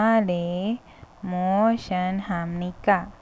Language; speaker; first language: Korean; non-native, learner; Hindi